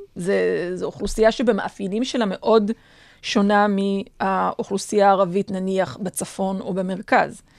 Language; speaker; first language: Hebrew; native; Hebrew